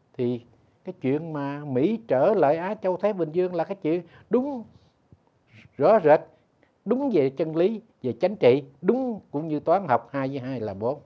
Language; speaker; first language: Vietnamese; native; Vietnamese